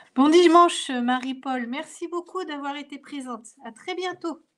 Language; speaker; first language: French; native; French